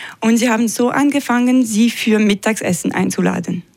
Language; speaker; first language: German; non-native, local second language; French